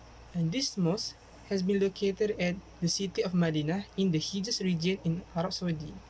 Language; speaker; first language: English; non-native, local second language; Malay